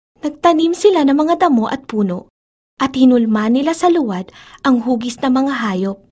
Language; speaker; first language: Filipino; native; Filipino